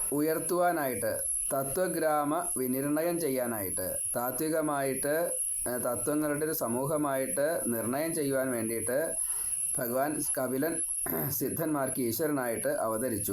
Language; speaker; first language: Malayalam; native; Malayalam